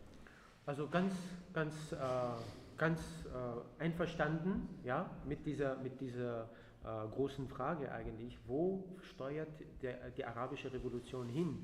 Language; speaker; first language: German; non-native, fluent; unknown